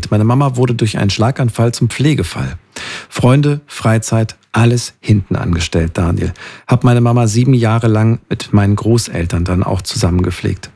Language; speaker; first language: German; native; German